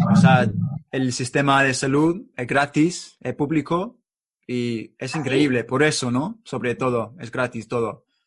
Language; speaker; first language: Spanish; non-native, learner; English